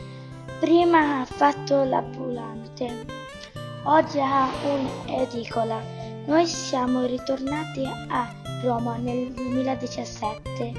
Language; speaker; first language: Italian; early bilingual, other home language; Bangla